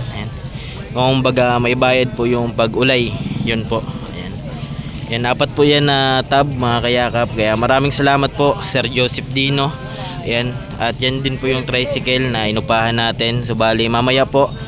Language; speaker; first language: Filipino; non-native, local second language; Bikol